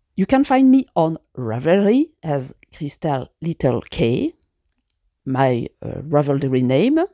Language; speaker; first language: English; non-native, fluent; French